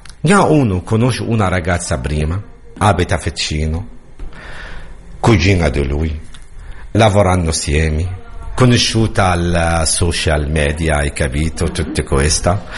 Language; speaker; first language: Italian; non-native, learner; Arabic